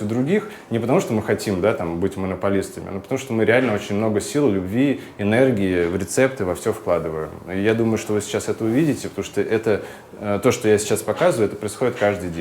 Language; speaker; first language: Russian; native; Russian